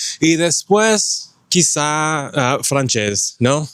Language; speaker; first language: Spanish; non-native, fluent; English